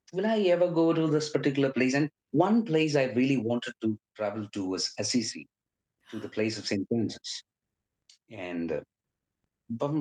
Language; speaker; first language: English; non-native, local second language; Malayalam